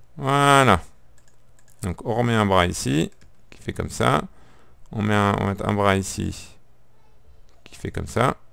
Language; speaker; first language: French; native; French